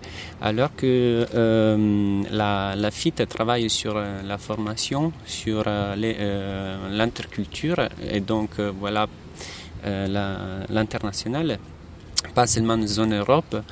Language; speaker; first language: French; non-native, fluent; Italian